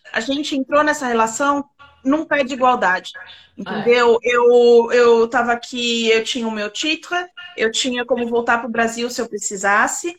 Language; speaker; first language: Portuguese; native; Portuguese